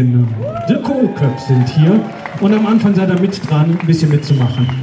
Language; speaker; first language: German; native; German